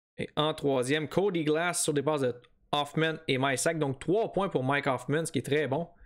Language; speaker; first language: French; native; French